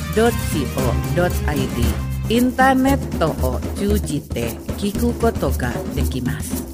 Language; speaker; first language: Japanese; non-native, fluent; Indonesian